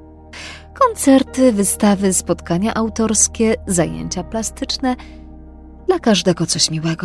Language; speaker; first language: Polish; native; Polish